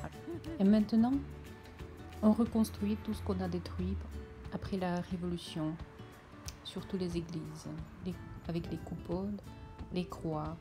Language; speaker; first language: French; non-native, fluent; Russian